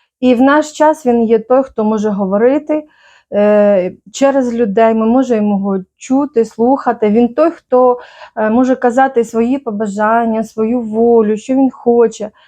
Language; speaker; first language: Ukrainian; native; Ukrainian